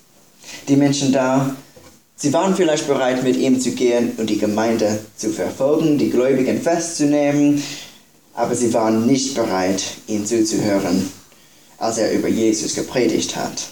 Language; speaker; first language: German; non-native, fluent; English